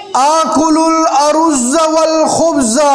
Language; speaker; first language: Arabic; non-native, fluent; Urdu